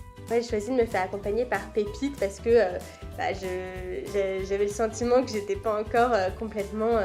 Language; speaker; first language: French; native; French